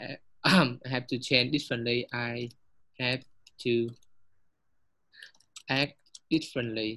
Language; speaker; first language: English; non-native, learner; Vietnamese